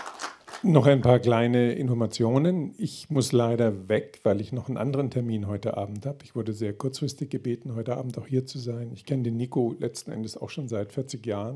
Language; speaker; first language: German; native; German